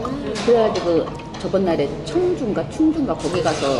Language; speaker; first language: Korean; native; Korean